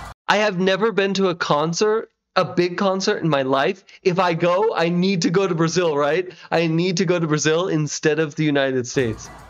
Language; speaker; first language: English; native; English